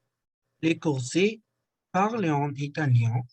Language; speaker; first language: French; non-native, learner; Spanish